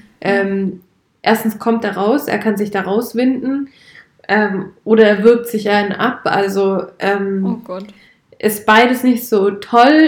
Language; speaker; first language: German; native; German